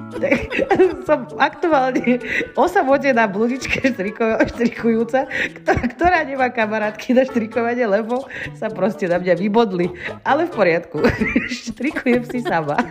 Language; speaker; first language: Slovak; native; Slovak